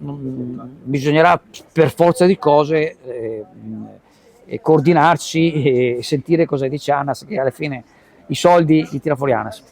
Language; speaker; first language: Italian; native; Italian